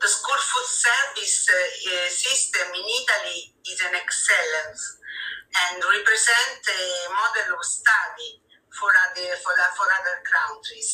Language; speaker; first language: English; non-native, fluent; Italian